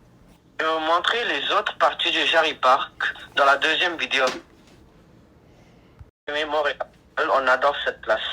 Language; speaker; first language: French; non-native, learner; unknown